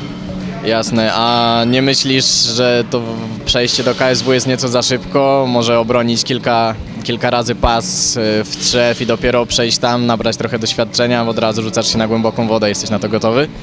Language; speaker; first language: Polish; native; Polish